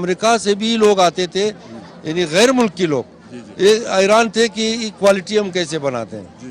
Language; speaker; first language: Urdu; non-native, local second language; Hazaragi